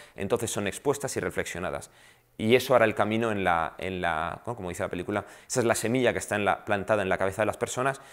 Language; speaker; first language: Spanish; native; Spanish